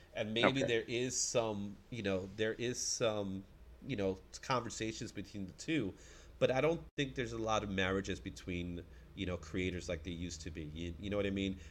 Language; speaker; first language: English; native; English